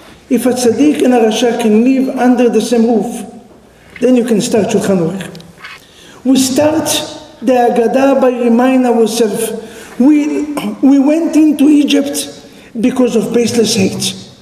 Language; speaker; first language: English; non-native, fluent; Hebrew